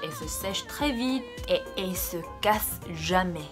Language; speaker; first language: French; non-native, fluent; Korean